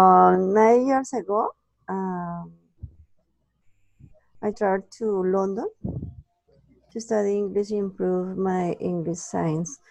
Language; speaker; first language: English; non-native, learner; Spanish